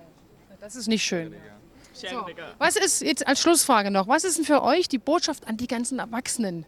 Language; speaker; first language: German; native; German